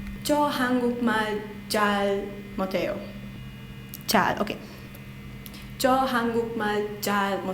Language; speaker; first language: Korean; non-native, learner; Hungarian